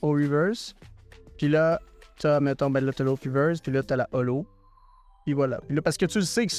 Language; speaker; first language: French; native; French